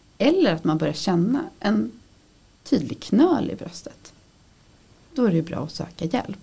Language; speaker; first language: Swedish; native; Swedish